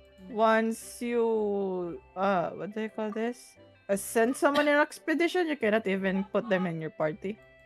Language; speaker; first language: English; non-native, local second language; Filipino